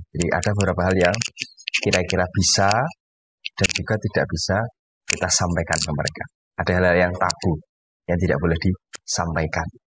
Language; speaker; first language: Indonesian; native; Indonesian